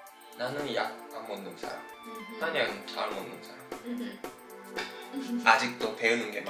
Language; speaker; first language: Korean; non-native, fluent; Japanese